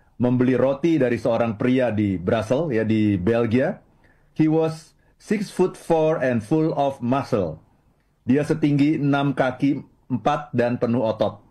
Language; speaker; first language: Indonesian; native; Indonesian